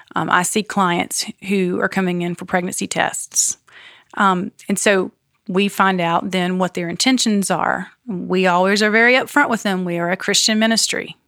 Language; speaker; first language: English; native; English